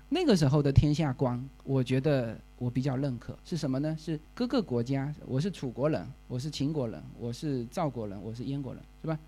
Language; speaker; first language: Chinese; native; Chinese